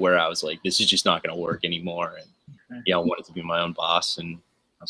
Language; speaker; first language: English; native; English